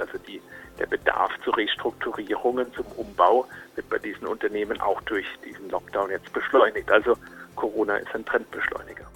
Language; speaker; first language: German; native; German